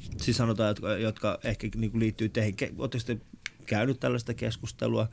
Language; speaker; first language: Finnish; early bilingual, other home language; Persian